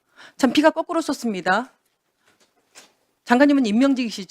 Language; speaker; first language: Korean; native; Korean